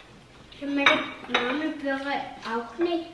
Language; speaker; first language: German; early bilingual, other home language; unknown